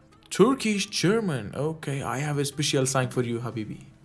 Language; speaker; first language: English; non-native, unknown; Persian